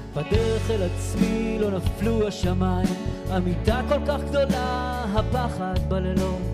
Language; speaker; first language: Hebrew; native; Hebrew